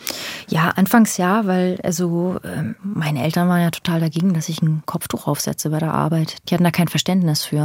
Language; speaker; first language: German; early bilingual, other home language; Persian